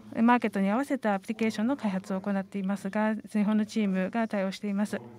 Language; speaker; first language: Japanese; non-native, fluent; Estonian